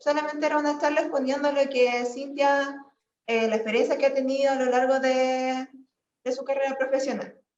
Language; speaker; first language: Spanish; native; Spanish